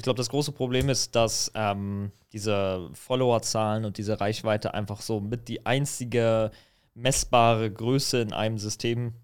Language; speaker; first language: German; native; German